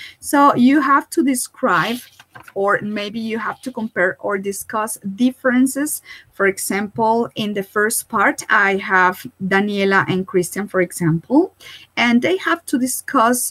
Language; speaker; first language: English; non-native, fluent; Spanish